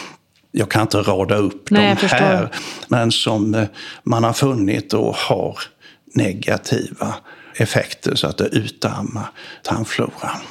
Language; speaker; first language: Swedish; native; Swedish